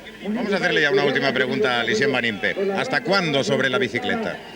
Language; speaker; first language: Spanish; native; Spanish